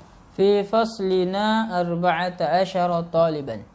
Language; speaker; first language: Arabic; non-native, fluent; Indonesian